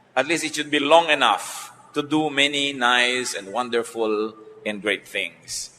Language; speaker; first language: English; non-native, local second language; Filipino